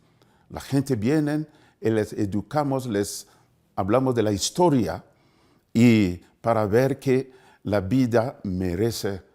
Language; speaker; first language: Spanish; non-native, fluent; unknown